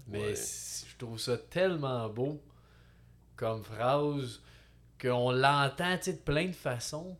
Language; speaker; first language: French; native; French